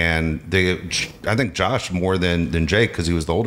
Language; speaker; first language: English; native; English